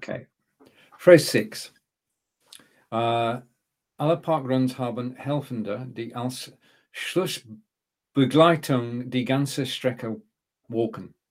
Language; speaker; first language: German; non-native, learner; English